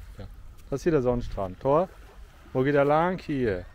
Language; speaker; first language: German; native; German